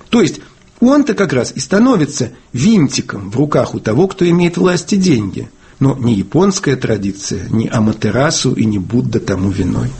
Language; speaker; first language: Russian; native; Russian